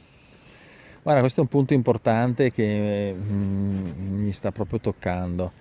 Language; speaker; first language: Italian; native; Italian